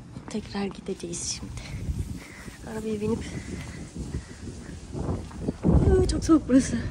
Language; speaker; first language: Korean; non-native, learner; Turkish